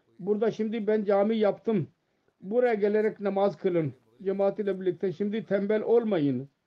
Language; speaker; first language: Turkish; non-native, fluent; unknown